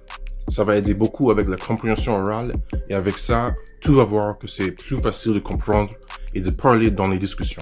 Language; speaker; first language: French; non-native, fluent; English